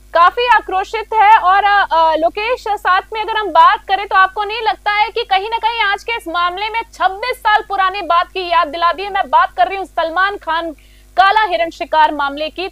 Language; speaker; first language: Hindi; native; Hindi